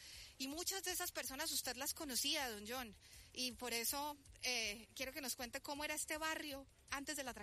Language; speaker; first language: Spanish; native; Spanish